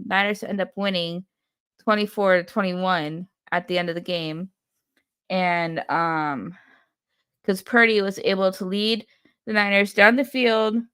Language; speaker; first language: English; native; English